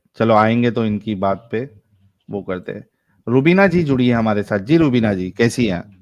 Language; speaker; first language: Hindi; native; Hindi